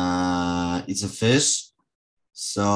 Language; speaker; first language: English; non-native, fluent; Russian